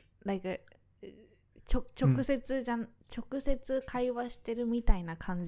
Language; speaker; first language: Japanese; native; Japanese